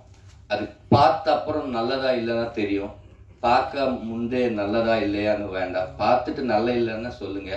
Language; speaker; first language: Tamil; non-native, learner; Telugu